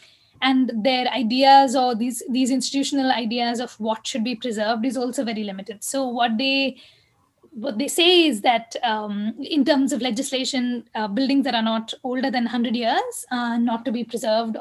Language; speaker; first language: English; non-native, local second language; Kannada